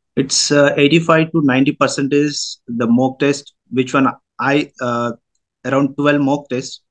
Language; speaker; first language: English; non-native, local second language; Telugu